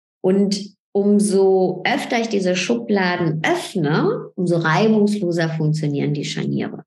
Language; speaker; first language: German; early bilingual, other home language; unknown